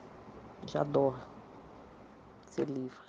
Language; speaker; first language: French; non-native, learner; Portuguese